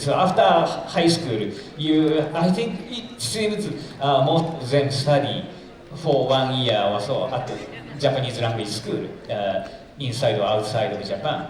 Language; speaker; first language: English; non-native, fluent; Japanese